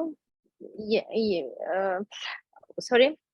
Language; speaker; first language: English; non-native, learner; Ukrainian